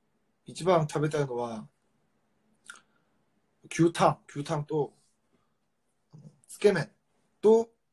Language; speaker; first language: Japanese; non-native, fluent; Korean